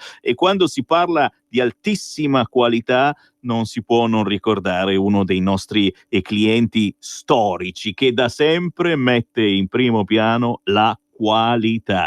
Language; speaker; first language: Italian; native; Italian